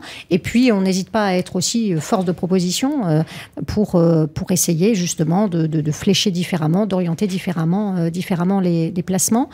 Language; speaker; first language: French; native; French